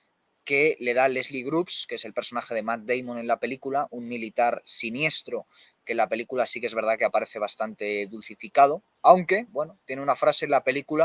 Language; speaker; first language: Spanish; native; Spanish